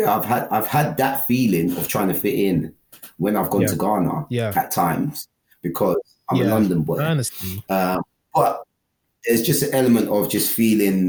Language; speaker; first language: English; native; English